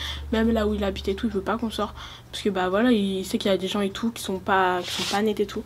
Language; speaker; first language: French; native; French